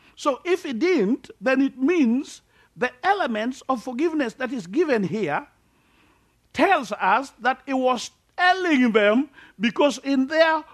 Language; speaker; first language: English; non-native, local second language; Luo (Kenya and Tanzania)